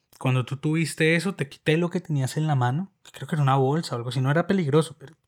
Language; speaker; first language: Spanish; native; Spanish